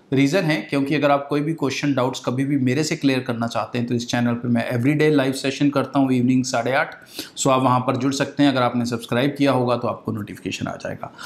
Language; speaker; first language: Hindi; non-native, local second language; Punjabi